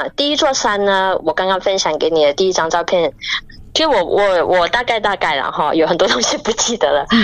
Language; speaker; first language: Chinese; non-native, fluent; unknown